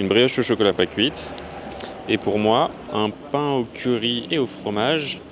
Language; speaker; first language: French; native; French